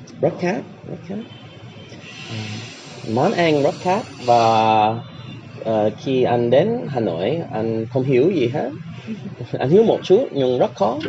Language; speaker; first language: Vietnamese; non-native, learner; English